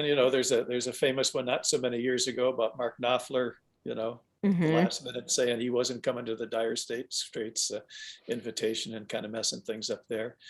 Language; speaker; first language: English; native; English